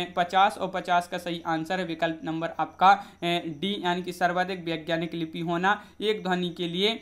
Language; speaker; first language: Hindi; native; Hindi